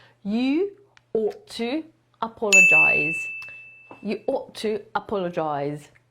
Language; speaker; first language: English; non-native, fluent; Polish